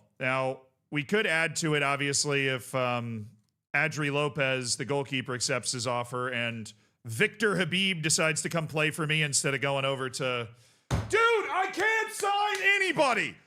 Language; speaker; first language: English; native; English